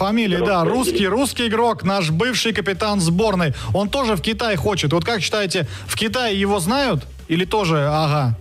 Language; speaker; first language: Russian; native; Russian